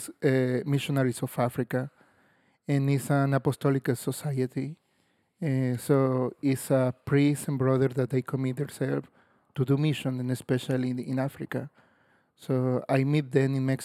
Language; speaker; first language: English; non-native, learner; Spanish